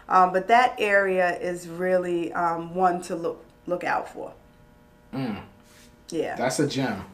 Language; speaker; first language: English; native; English